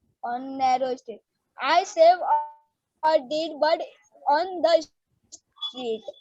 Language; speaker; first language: English; non-native, learner; Hindi